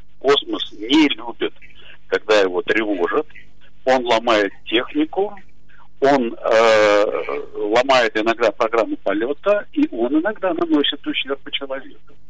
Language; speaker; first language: Russian; native; Russian